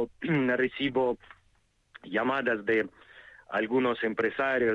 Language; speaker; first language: Spanish; non-native, fluent; Ukrainian